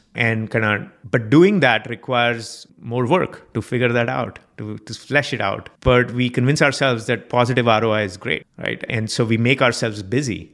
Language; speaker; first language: English; non-native, local second language; Gujarati